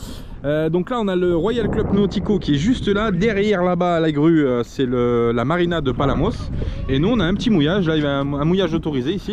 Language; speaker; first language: French; native; French